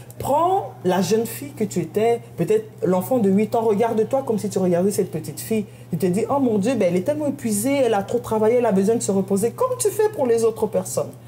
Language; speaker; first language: French; native; French